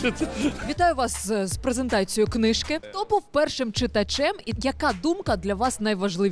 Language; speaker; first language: Ukrainian; native; Ukrainian